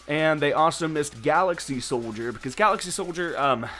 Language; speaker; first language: English; native; English